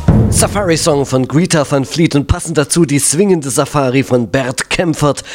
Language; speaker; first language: German; native; German